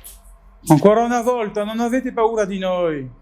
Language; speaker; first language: Italian; non-native, learner; French